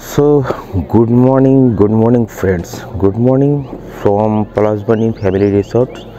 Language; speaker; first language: Hindi; non-native, local second language; Bangla